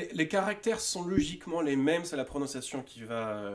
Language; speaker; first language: French; native; French